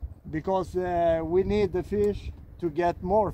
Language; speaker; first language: English; non-native, fluent; Swedish